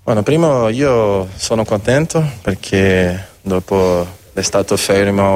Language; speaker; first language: Italian; non-native, learner; Spanish